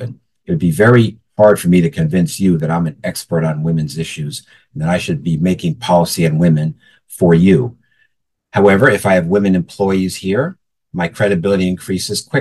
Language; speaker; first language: English; native; English